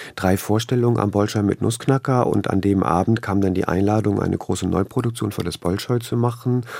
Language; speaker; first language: German; native; German